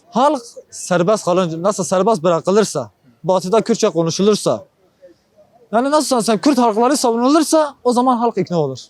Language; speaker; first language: Turkish; non-native, local second language; Kurdish